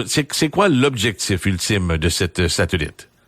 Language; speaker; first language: French; native; French